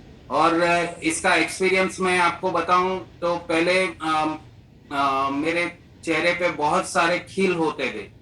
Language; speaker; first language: Hindi; native; Hindi